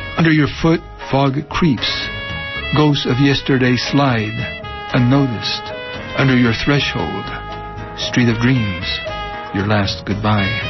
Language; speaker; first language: English; early bilingual, other home language; Spanish